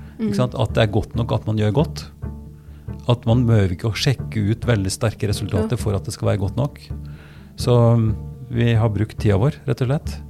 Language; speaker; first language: Norwegian; native; Norwegian